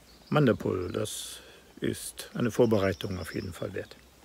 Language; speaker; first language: German; native; German